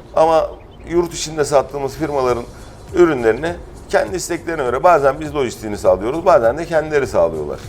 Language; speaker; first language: Turkish; native; Turkish